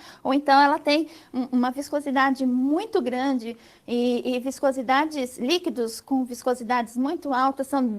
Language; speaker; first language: Portuguese; native; Portuguese